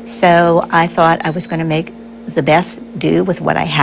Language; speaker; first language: English; native; English